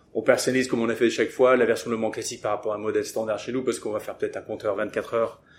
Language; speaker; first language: French; early bilingual, other home language; English